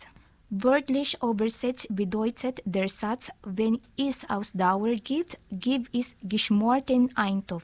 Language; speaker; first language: German; non-native, learner; Filipino